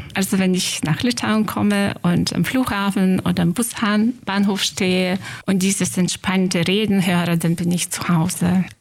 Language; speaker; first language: German; non-native, fluent; Lithuanian